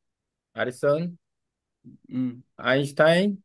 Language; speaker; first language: English; non-native, learner; Vietnamese